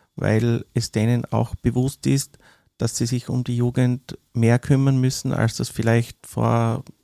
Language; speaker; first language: German; native; German